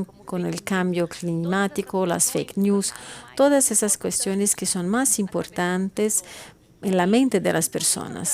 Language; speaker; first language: Spanish; non-native, fluent; Portuguese